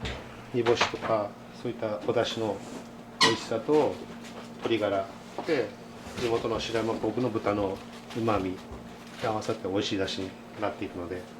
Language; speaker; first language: Japanese; native; Japanese